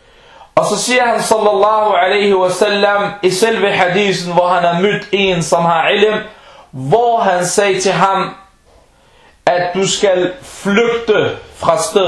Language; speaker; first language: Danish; early bilingual, other home language; Urdu